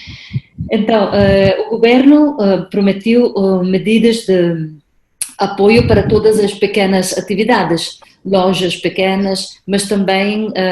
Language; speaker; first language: Portuguese; non-native, fluent; Spanish